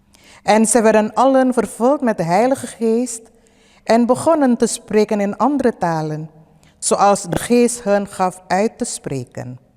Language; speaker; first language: Dutch; early bilingual, other home language; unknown